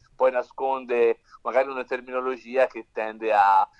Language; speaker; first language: Italian; native; Italian